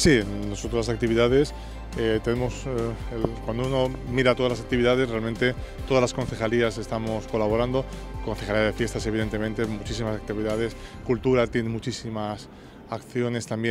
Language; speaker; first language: Spanish; native; Spanish